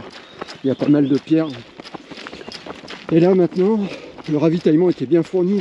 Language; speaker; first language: French; native; French